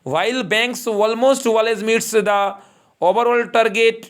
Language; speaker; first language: English; non-native, local second language; Bangla